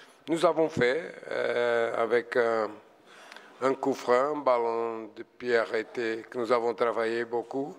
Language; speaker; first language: French; non-native, fluent; Portuguese